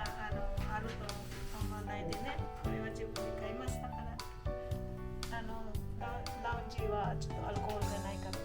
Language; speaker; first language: Japanese; non-native, fluent; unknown